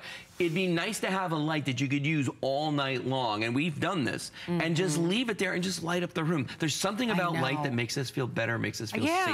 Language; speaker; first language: English; native; English